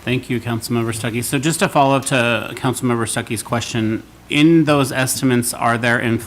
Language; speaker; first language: English; native; English